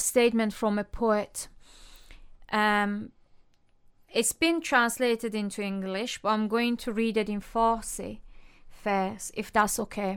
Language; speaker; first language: English; non-native, fluent; Persian